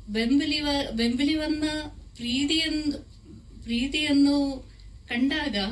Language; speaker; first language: Kannada; non-native, local second language; Malayalam